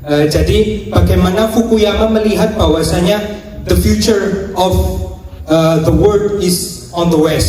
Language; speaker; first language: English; non-native, fluent; Indonesian